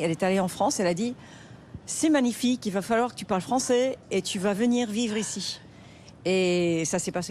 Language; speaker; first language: French; non-native, fluent; English